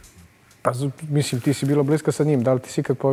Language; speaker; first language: Serbian; native; Serbian